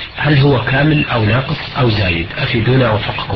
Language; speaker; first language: Arabic; native; Arabic